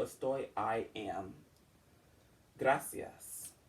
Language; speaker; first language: Spanish; non-native, learner; English